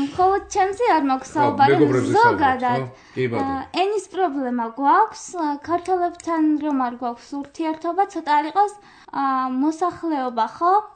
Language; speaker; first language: Georgian; non-native, local second language; Armenian